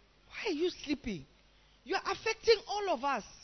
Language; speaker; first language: English; non-native, local second language; Akan